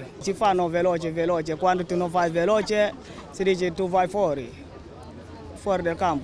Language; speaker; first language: Italian; non-native, learner; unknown